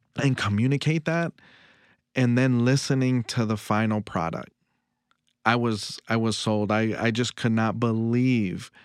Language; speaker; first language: English; native; English